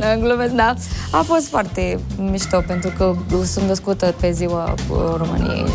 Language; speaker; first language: Romanian; non-native, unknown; Filipino